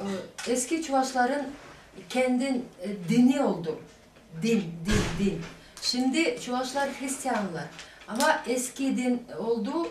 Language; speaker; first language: Turkish; non-native, learner; Chuvash